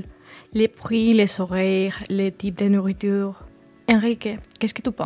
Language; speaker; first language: French; non-native, fluent; Spanish